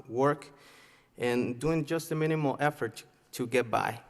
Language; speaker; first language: English; non-native, fluent; Spanish